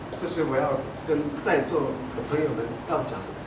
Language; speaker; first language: Chinese; non-native, local second language; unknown